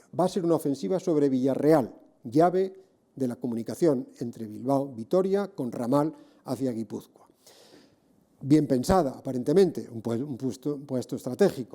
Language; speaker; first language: Spanish; native; Spanish